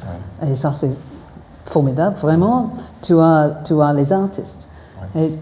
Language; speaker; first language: French; non-native, fluent; English